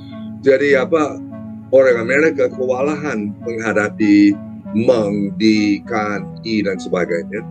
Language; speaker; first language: Indonesian; non-native, fluent; English